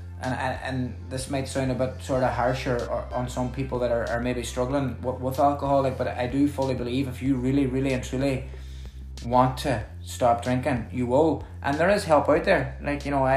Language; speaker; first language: English; native; English